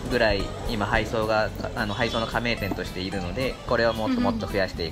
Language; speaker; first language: Japanese; native; Japanese